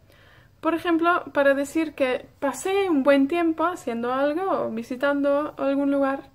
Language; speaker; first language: Spanish; non-native, fluent; Welsh